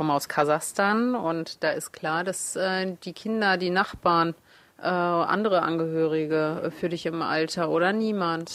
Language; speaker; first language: German; early bilingual, other home language; Russian